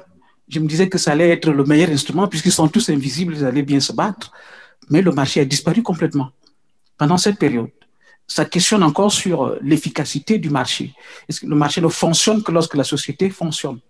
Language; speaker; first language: French; native; French